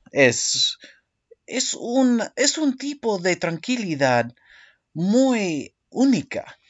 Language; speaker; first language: Spanish; non-native, learner; English